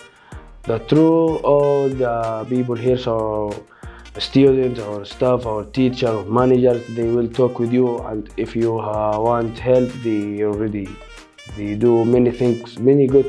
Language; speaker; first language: English; non-native, learner; Arabic